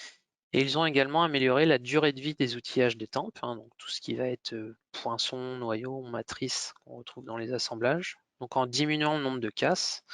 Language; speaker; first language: French; native; French